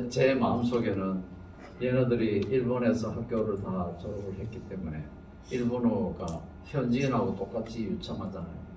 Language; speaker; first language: Korean; native; Korean